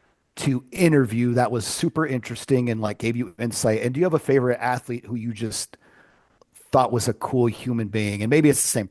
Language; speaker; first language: English; native; English